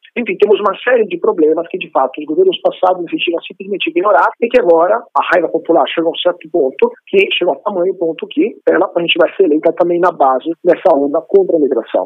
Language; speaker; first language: Portuguese; non-native, fluent; Italian